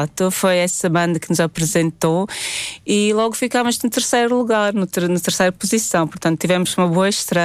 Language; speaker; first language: Portuguese; non-native, fluent; Latvian